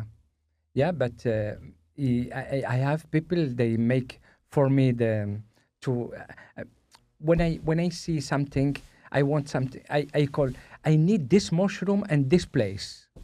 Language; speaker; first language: English; non-native, learner; Spanish